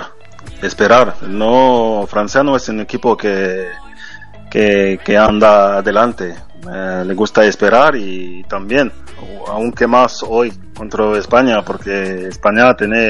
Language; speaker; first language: Spanish; non-native, fluent; French